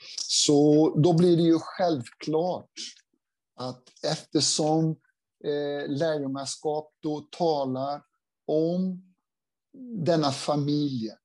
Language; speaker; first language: Swedish; non-native, fluent; Portuguese